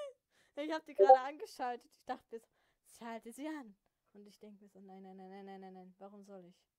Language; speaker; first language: German; native; German